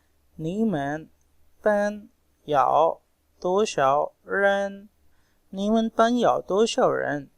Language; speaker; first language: Chinese; non-native, learner; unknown